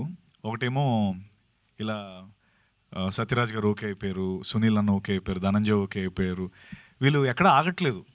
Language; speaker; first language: Telugu; native; Telugu